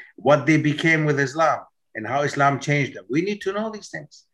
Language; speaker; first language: English; non-native, fluent; German